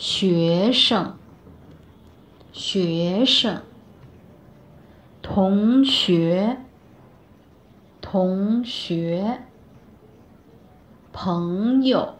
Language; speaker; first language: Chinese; non-native, fluent; Bangla